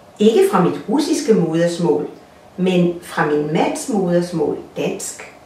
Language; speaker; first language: Danish; non-native, fluent; Russian